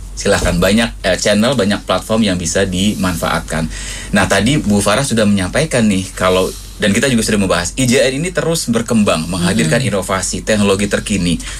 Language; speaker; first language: Indonesian; native; Indonesian